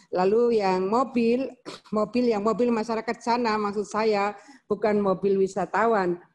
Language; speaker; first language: Indonesian; native; Indonesian